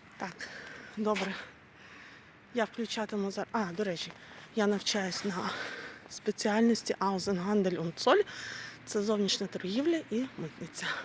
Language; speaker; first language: Ukrainian; native; Ukrainian